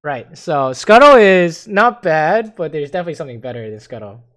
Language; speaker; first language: English; native; English